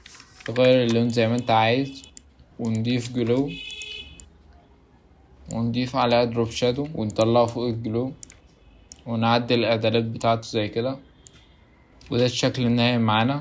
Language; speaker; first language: Arabic; native; Arabic